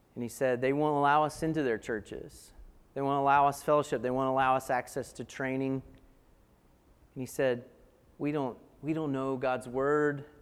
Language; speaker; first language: English; native; English